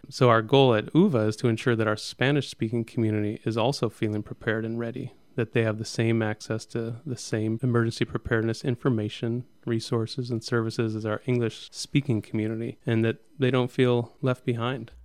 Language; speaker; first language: English; native; English